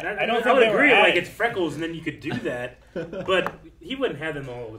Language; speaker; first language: English; native; English